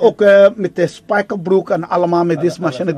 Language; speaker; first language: Dutch; non-native, learner; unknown